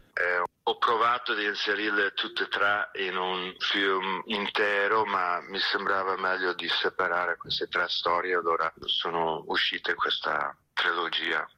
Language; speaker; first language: Italian; early bilingual, heritage; Italian